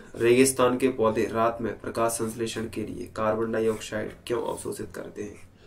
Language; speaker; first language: Hindi; native; Hindi